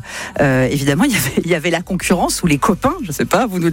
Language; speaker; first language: French; native; French